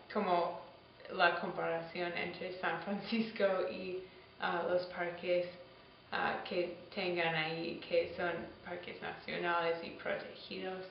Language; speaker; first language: Spanish; non-native, learner; English